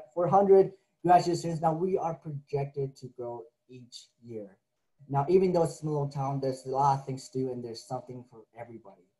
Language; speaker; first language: English; native; English